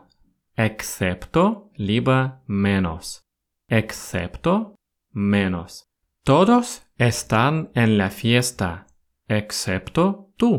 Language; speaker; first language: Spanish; non-native, fluent; Russian